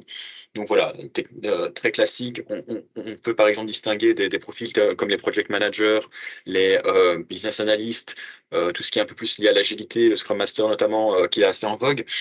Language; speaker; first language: French; native; French